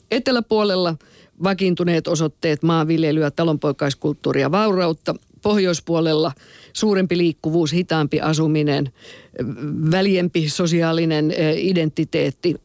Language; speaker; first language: Finnish; native; Finnish